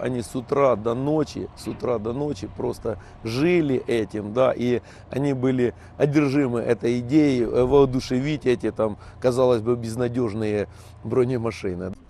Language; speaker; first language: Russian; native; Russian